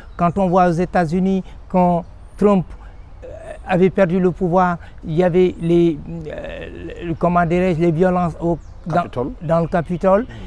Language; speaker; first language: French; non-native, local second language; Wolof